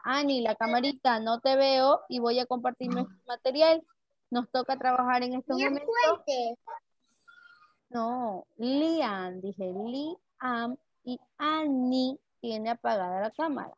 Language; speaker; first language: Spanish; native; Spanish